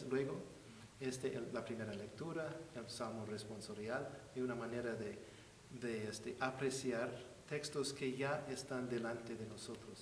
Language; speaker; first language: Spanish; non-native, fluent; English